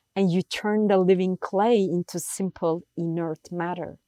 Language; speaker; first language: English; non-native, fluent; Turkish